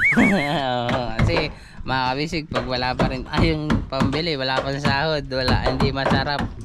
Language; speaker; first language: Filipino; native; Filipino